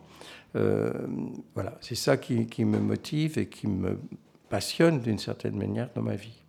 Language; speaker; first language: French; native; French